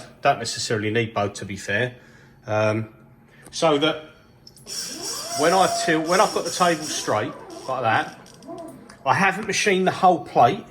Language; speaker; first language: English; native; English